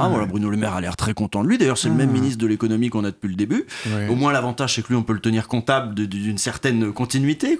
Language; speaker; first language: French; native; French